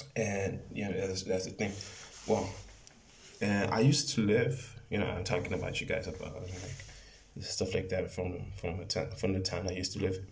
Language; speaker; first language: English; non-native, fluent; Spanish